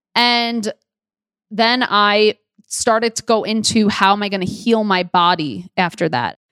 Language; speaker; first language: English; native; English